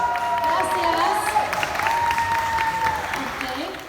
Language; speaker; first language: Spanish; non-native, learner; English